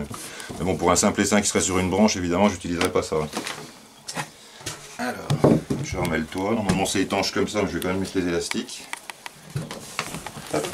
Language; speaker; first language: French; native; French